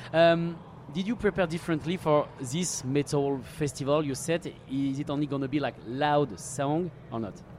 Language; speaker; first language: English; non-native, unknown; French